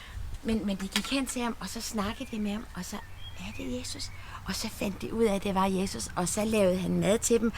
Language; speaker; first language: Danish; native; Danish